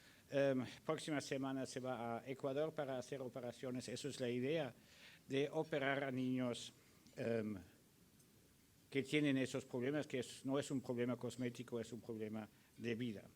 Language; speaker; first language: Spanish; early bilingual, other home language; German